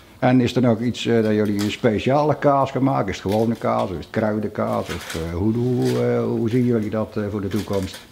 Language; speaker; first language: Dutch; native; Dutch